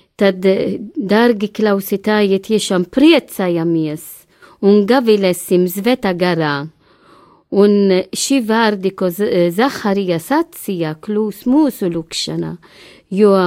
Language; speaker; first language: Latvian; non-native, learner; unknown